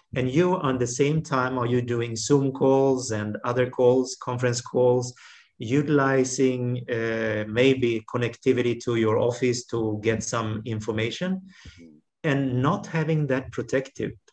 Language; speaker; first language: English; non-native, fluent; Swedish